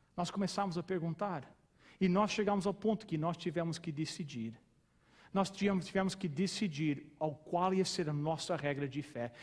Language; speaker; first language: Portuguese; non-native, fluent; English